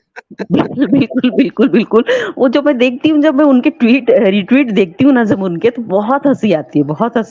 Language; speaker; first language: Hindi; native; Hindi